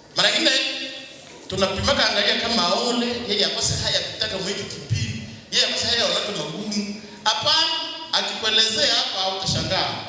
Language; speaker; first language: Swahili; non-native, local second language; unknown